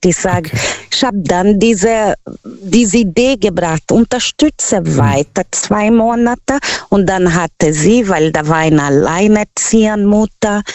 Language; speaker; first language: German; non-native, learner; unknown